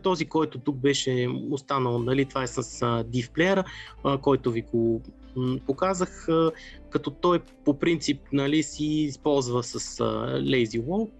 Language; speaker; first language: Bulgarian; native; Bulgarian